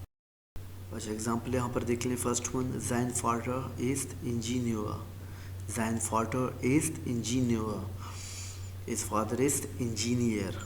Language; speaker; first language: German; non-native, learner; Urdu